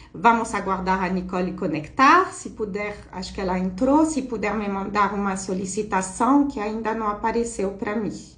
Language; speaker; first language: Portuguese; non-native, fluent; French